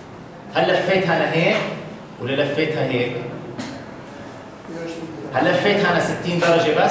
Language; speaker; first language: Arabic; native; Arabic